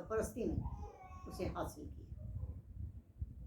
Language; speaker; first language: Urdu; native; Urdu